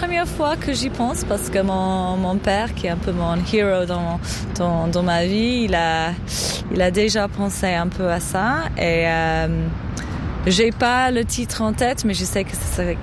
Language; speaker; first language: French; non-native, fluent; English